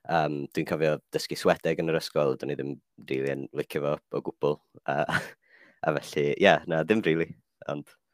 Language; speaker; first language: Welsh; non-native, fluent; Finnish